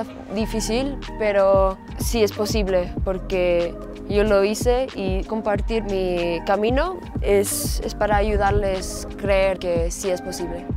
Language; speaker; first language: Spanish; early bilingual, heritage; English